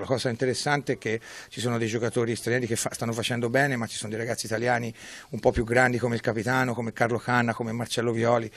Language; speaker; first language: Italian; native; Italian